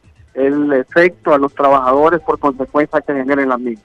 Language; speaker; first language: Spanish; native; Spanish